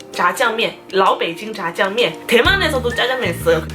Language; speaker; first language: Korean; non-native, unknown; Chinese